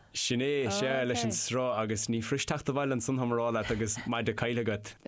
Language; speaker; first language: Irish; non-native, local second language; English